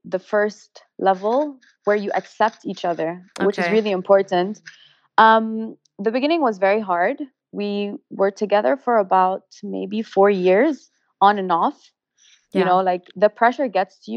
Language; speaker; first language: English; non-native, local second language; Arabic